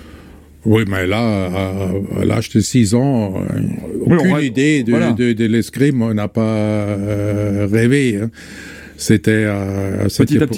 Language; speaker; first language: French; non-native, fluent; German